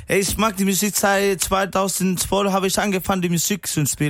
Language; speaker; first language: German; non-native, learner; Spanish